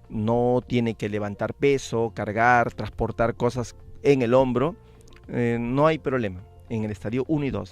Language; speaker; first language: Spanish; native; Spanish